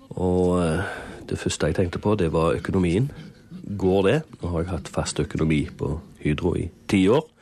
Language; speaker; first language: Norwegian; native; Norwegian